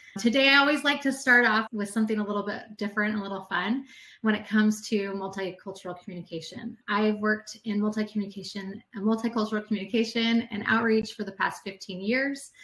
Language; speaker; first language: English; native; English